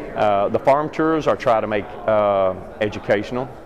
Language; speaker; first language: English; native; English